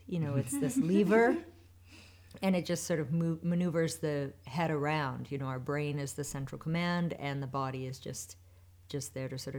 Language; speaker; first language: English; native; English